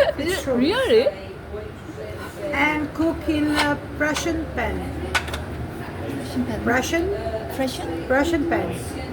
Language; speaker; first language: English; non-native, learner; Portuguese